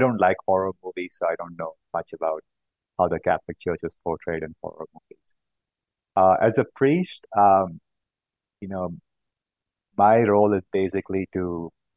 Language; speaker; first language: English; non-native, local second language; Konkani